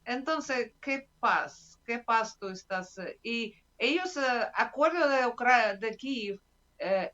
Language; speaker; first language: Spanish; non-native, fluent; Russian